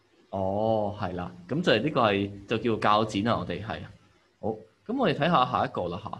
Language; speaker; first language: Cantonese; native; Cantonese